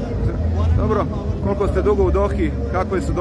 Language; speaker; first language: Serbian; native; Serbian